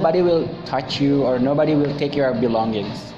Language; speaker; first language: English; non-native, fluent; Indonesian